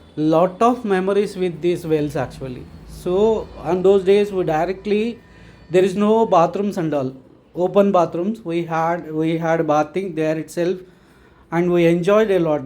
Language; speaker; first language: English; non-native, local second language; Telugu